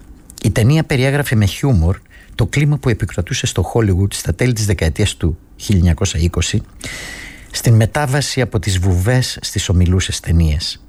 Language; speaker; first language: Greek; native; Greek